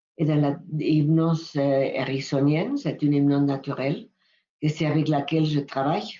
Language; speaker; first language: French; non-native, fluent; Spanish